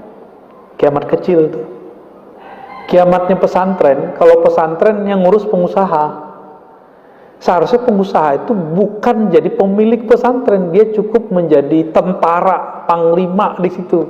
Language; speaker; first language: Indonesian; native; Indonesian